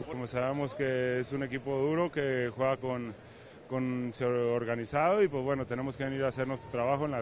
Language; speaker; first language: Spanish; native; Spanish